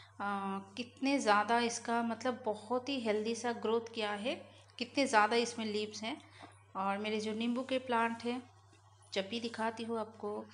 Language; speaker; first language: Hindi; non-native, local second language; Bangla